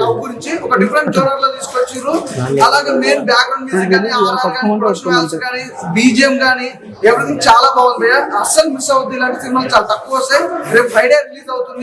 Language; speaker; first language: Telugu; native; Telugu